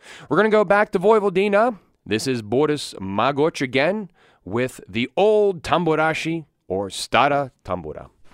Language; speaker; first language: English; native; English